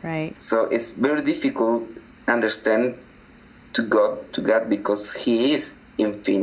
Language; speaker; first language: English; non-native, learner; Spanish